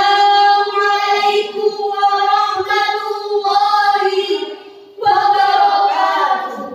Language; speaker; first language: Arabic; non-native, learner; Indonesian